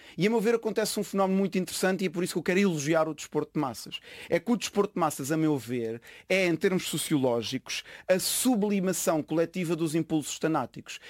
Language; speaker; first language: Portuguese; early bilingual, other home language; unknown